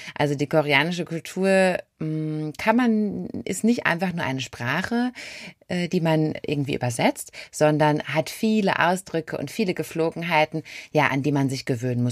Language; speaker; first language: German; native; German